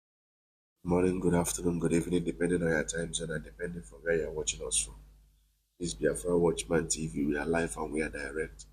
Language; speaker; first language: English; non-native, local second language; Igbo